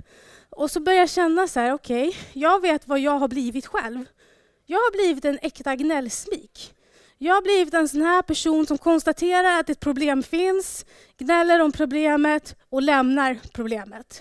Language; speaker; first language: Swedish; early bilingual, other home language; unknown